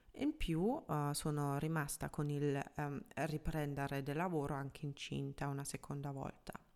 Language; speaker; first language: Italian; non-native, fluent; German